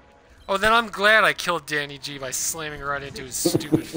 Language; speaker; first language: English; native; English